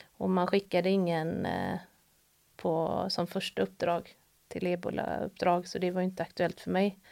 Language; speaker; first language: Swedish; native; Swedish